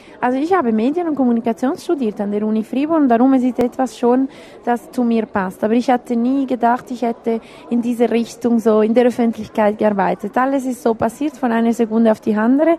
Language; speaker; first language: German; non-native, local second language; Italian